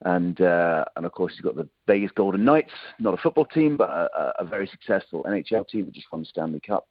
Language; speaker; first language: English; native; English